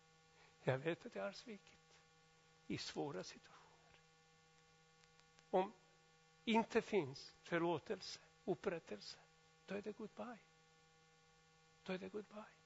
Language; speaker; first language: Swedish; non-native, fluent; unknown